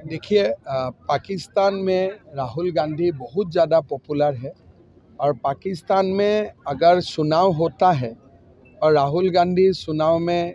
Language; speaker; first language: Hindi; non-native, local second language; Assamese